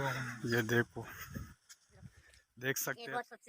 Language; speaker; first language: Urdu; non-native, local second language; Pashto